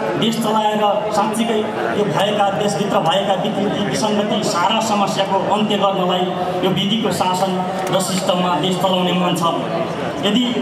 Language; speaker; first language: Nepali; native; Nepali